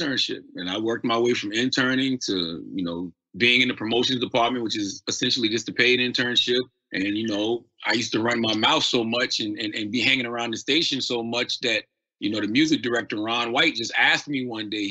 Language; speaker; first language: English; native; English